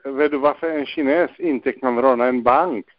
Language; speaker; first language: Swedish; non-native, fluent; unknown